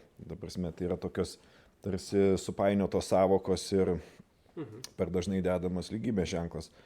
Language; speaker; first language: Lithuanian; native; Lithuanian